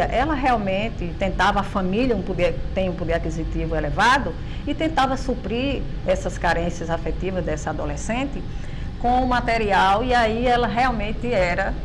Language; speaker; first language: Portuguese; native; Portuguese